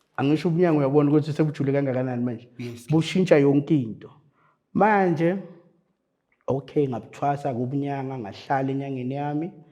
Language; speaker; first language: Zulu; native; Zulu